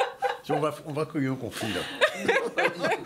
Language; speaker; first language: French; native; French